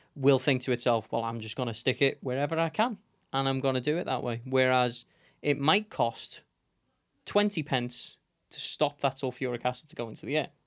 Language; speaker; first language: English; native; English